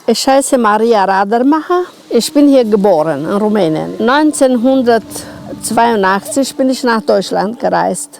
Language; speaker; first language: German; non-native, local second language; Romanian